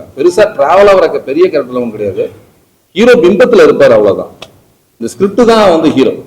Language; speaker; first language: Tamil; native; Tamil